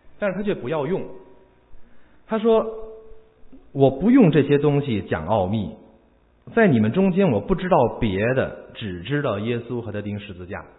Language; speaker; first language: Chinese; native; Chinese